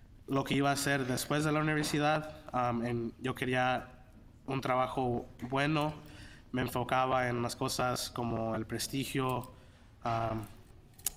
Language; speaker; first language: Spanish; early bilingual, heritage; Spanish